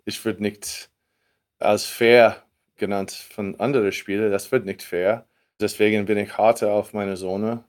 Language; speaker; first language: German; non-native, fluent; English